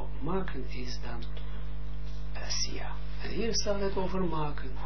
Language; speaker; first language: Dutch; non-native, fluent; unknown